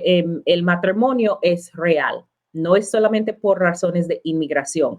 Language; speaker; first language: Spanish; non-native, learner; English